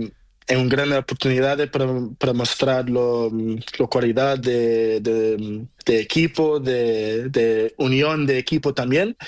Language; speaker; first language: Spanish; non-native, learner; Portuguese